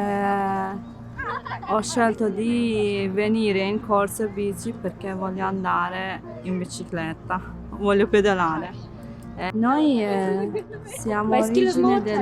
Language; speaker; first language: Italian; non-native, learner; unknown